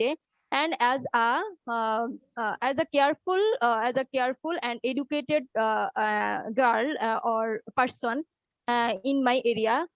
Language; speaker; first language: English; non-native, learner; Bangla